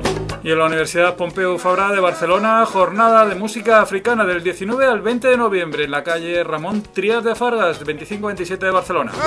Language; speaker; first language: Spanish; native; Spanish